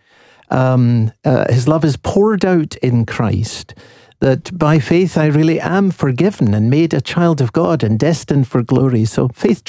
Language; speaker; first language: English; native; English